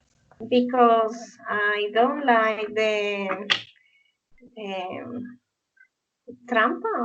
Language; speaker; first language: English; non-native, learner; Spanish